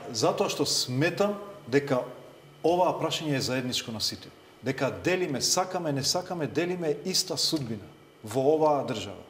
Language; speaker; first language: Macedonian; non-native, local second language; Albanian